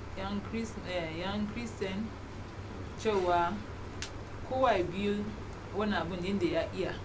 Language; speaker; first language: Hausa; non-native, local second language; Igbo